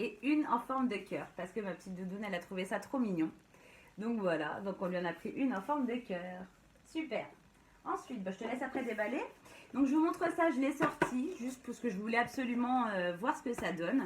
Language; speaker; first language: French; native; French